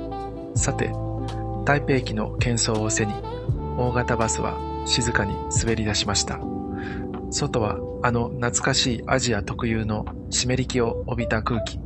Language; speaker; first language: Japanese; native; Japanese